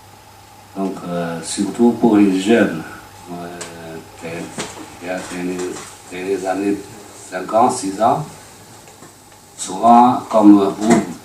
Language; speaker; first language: French; non-native, learner; Chinese